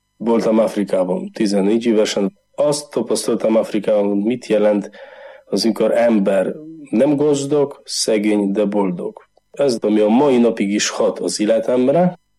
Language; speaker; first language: Hungarian; non-native, learner; Polish